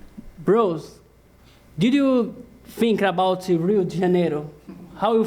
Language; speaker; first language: English; non-native, learner; Portuguese